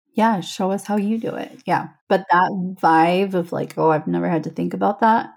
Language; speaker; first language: English; non-native, fluent; Spanish